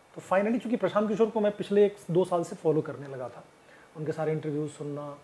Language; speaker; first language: Hindi; native; Hindi